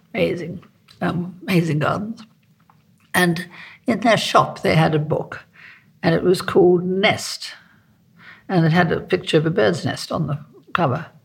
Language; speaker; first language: English; native; English